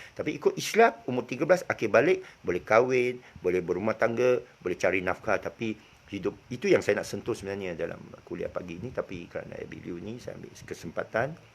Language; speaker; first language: Malay; non-native, local second language; Chinese